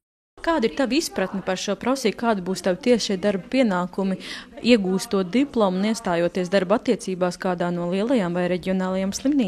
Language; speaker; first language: Latvian; native; Latvian